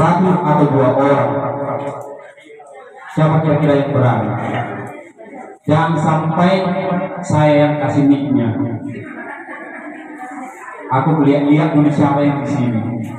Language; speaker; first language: Indonesian; non-native, local second language; Batak Toba